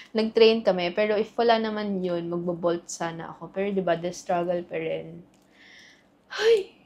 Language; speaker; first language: Filipino; native; Filipino